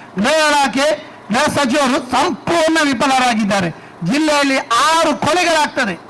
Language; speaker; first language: Kannada; non-native, local second language; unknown